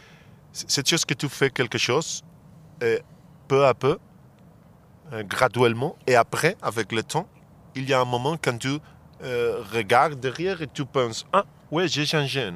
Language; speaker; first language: French; non-native, fluent; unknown